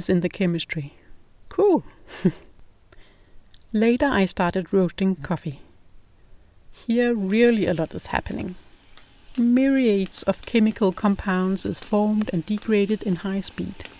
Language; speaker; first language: English; non-native, fluent; Danish